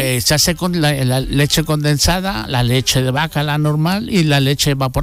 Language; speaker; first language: Spanish; native; Spanish